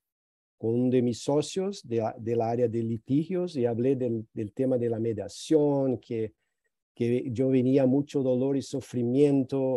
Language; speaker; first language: Spanish; non-native, fluent; Portuguese